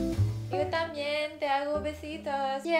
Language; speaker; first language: Spanish; early bilingual, heritage; French